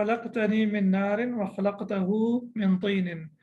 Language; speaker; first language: Arabic; non-native, fluent; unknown